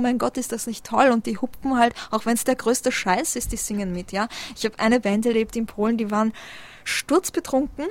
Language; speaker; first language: German; early bilingual, other home language; Polish